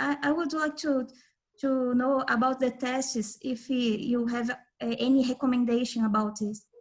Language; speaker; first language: English; non-native, fluent; Portuguese